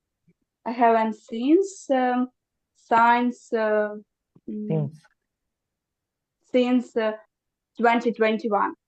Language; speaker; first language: English; non-native, learner; Ukrainian